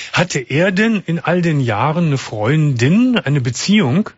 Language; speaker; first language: German; native; German